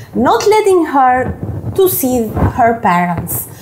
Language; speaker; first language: English; non-native, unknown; Albanian